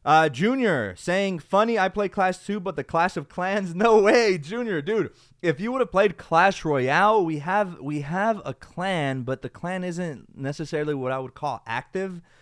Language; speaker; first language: English; early bilingual, other home language; Spanish